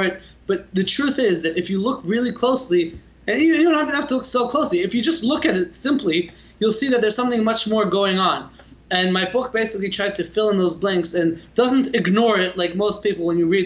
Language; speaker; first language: English; native; English